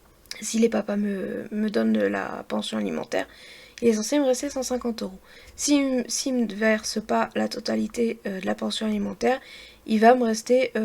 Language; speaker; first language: French; native; French